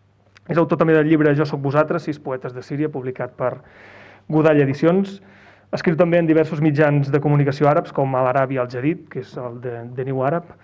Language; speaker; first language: Catalan; native; Catalan